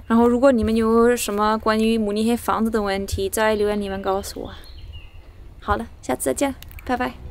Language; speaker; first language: Chinese; early bilingual, heritage; Chinese